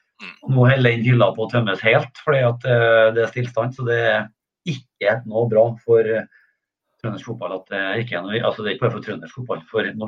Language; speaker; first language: Norwegian; native; Norwegian